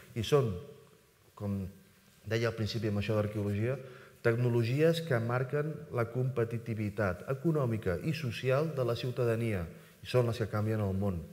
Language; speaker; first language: Catalan; native; Catalan